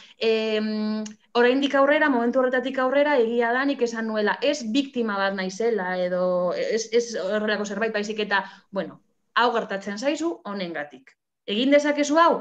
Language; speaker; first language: Basque; non-native, local second language; Spanish